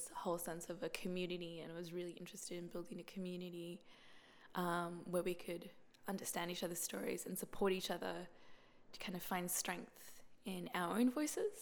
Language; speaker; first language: English; native; English